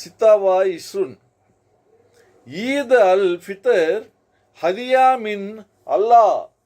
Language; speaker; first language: Arabic; non-native, learner; Telugu